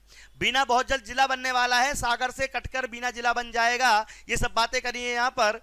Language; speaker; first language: Hindi; native; Hindi